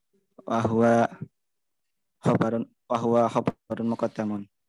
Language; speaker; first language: Arabic; non-native, learner; Indonesian